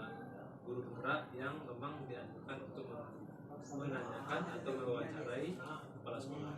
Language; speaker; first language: Indonesian; native; Indonesian